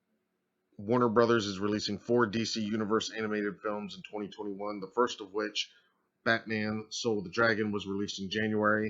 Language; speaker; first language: English; native; English